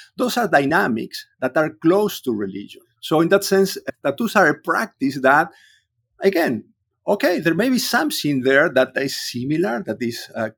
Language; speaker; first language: English; non-native, fluent; Spanish